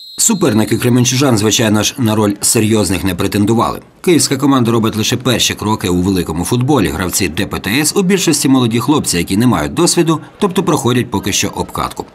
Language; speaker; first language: Ukrainian; native; Ukrainian